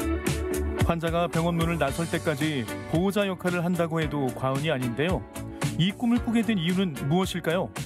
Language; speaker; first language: Korean; native; Korean